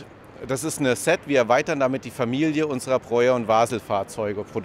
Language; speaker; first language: German; native; German